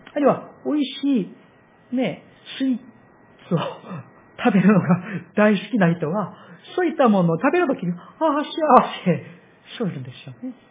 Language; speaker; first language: Japanese; non-native, fluent; Korean